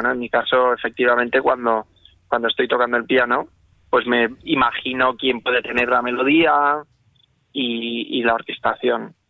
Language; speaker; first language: Spanish; native; Spanish